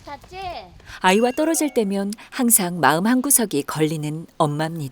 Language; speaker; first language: Korean; native; Korean